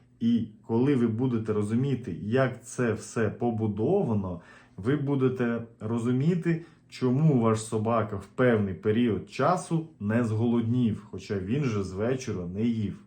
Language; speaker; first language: Ukrainian; native; Ukrainian